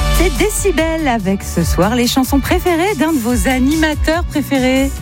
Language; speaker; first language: French; native; French